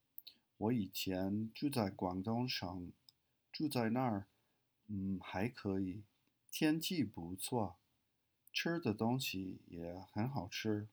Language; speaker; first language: Chinese; non-native, fluent; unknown